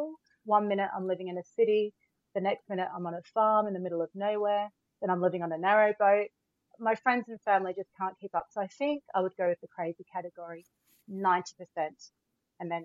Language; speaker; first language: English; native; English